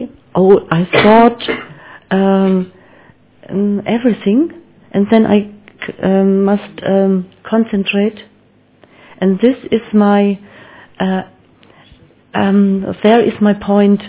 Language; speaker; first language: English; non-native, learner; German